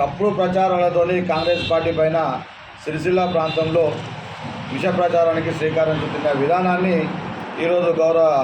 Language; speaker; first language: Telugu; native; Telugu